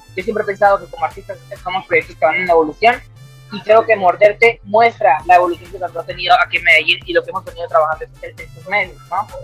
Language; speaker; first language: Spanish; native; Spanish